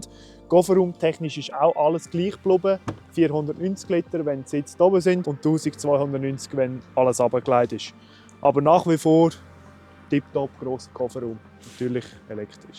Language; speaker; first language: German; native; German